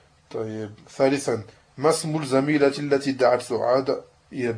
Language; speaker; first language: Arabic; non-native, fluent; French